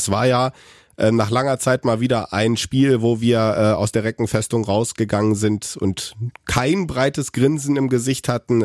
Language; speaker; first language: German; native; German